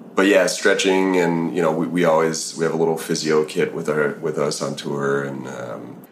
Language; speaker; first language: English; native; English